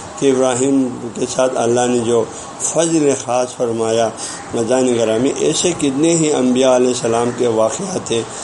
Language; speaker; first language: Urdu; non-native, local second language; Balti